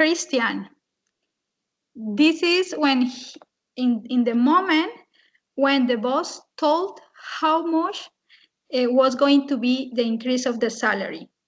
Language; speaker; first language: English; non-native, fluent; Spanish